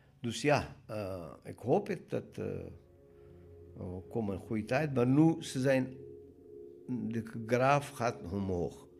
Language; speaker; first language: Dutch; non-native, learner; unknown